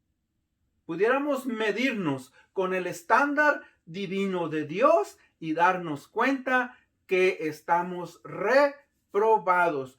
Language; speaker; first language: Spanish; native; Spanish